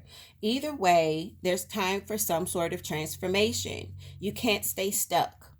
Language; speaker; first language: English; native; English